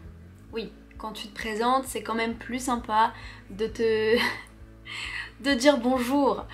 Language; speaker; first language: French; native; French